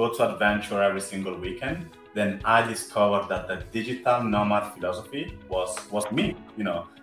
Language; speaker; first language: English; non-native, fluent; Italian